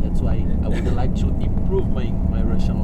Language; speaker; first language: English; non-native, fluent; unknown